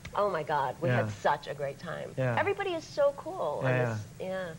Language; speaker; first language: English; native; English